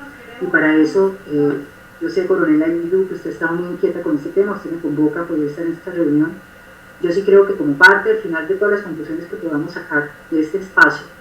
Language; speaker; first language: Spanish; native; Spanish